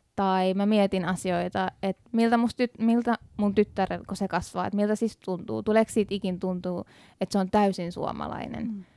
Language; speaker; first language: Finnish; early bilingual, other home language; Persian